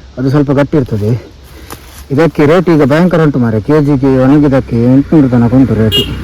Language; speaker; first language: Kannada; non-native, local second language; Tulu